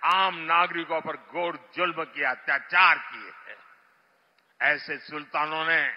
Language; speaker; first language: Hindi; non-native, local second language; Gujarati